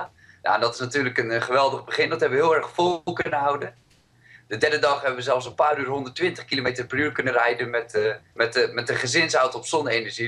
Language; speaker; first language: Dutch; native; Dutch